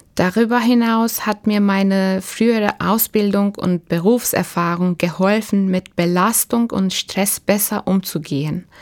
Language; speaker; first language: German; non-native, fluent; Turkish